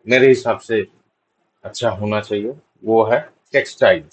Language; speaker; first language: Hindi; non-native, local second language; Bangla